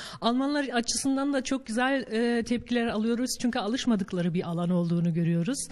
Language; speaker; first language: Turkish; early bilingual, heritage; Turkish